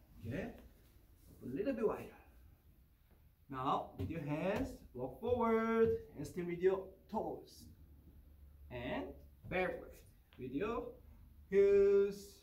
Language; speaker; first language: English; non-native, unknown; Korean